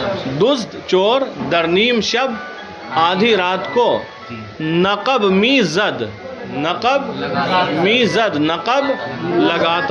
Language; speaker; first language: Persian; non-native, fluent; Urdu